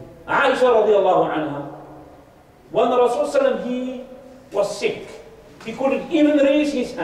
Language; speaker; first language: English; non-native, fluent; Arabic